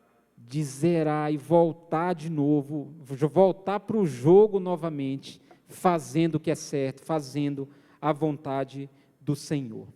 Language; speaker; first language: Portuguese; native; Portuguese